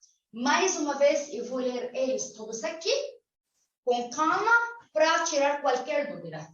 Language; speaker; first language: Portuguese; non-native, fluent; Arabic